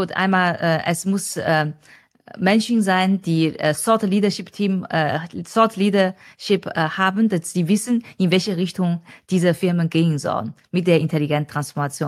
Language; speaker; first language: German; non-native, fluent; Chinese